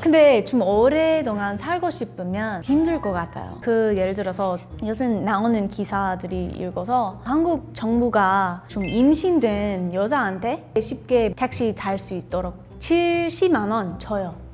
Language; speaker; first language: Korean; non-native, learner; English